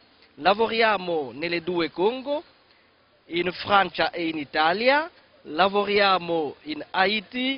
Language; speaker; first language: Italian; non-native, fluent; Kongo